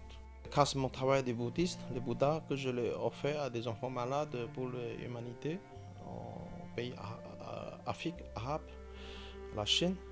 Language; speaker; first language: French; non-native, fluent; Chinese